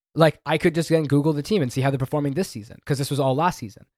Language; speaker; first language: English; early bilingual, other home language; Hindi